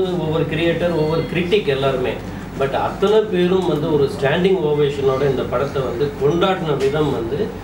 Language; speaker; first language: Tamil; native; Tamil